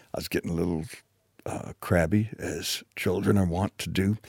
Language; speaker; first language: English; native; English